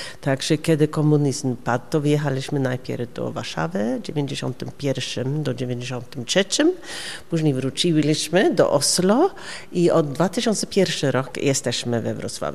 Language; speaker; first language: Polish; non-native, learner; Norwegian